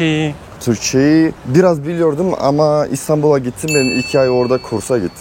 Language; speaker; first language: Turkish; non-native, learner; Kazakh